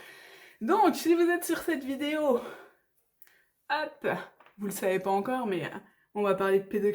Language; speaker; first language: French; native; French